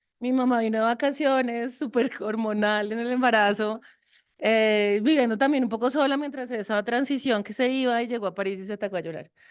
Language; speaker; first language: Spanish; early bilingual, other home language; French